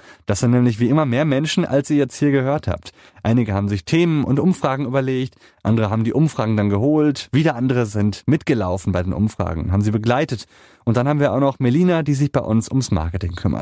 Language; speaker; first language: German; native; German